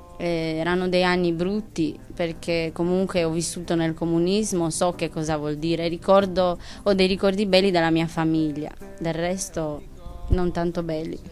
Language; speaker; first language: Italian; non-native, fluent; Romanian